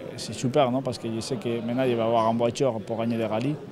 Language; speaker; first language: French; non-native, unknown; Spanish